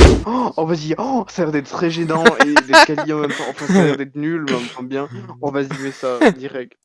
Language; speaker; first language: French; native; French